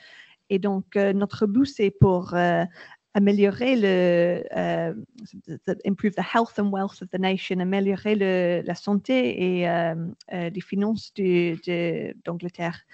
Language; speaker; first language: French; non-native, learner; English